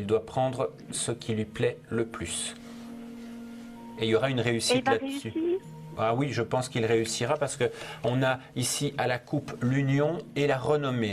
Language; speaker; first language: French; native; French